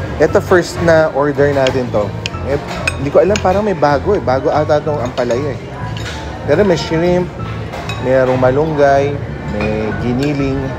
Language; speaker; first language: Filipino; native; Filipino